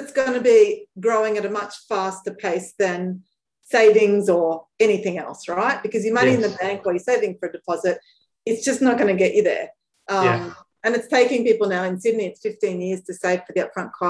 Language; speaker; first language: English; native; English